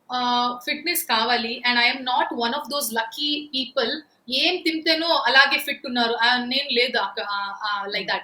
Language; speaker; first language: Telugu; non-native, local second language; Kannada